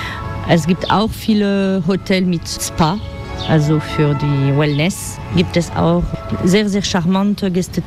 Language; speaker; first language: German; non-native, fluent; French